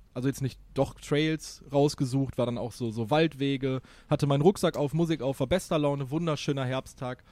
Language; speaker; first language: German; native; German